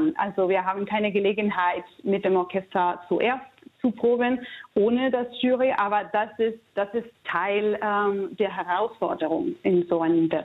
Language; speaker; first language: German; non-native, fluent; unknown